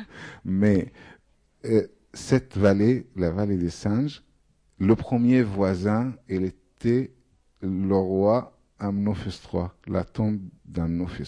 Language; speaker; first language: French; non-native, fluent; Arabic